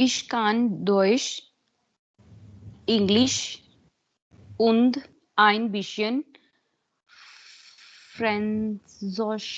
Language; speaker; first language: German; non-native, learner; Hindi